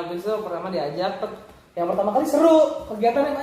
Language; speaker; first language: Indonesian; native; Indonesian